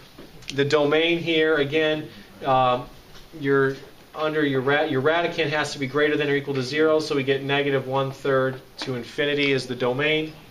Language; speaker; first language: English; native; English